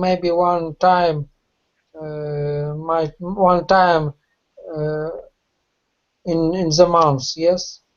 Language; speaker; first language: English; non-native, learner; Russian